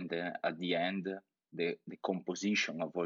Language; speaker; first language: English; non-native, fluent; Italian